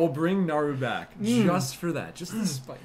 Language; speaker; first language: English; native; English